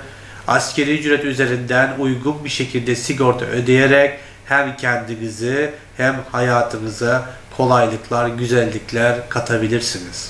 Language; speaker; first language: Turkish; non-native, fluent; Turkmen